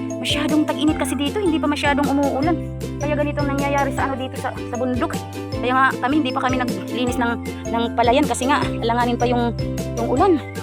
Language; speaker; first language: Filipino; non-native, local second language; Waray